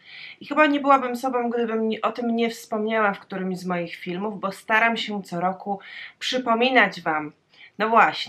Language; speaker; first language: Polish; native; Polish